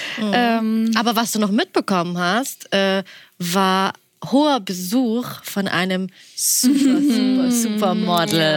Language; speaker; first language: German; native; German